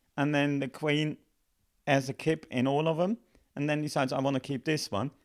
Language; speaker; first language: English; non-native, fluent; German